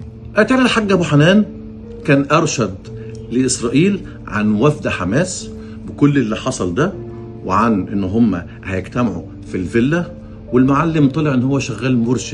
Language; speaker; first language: Arabic; native; Arabic